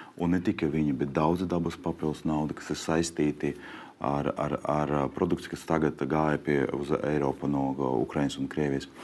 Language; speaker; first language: Latvian; non-native, local second language; Russian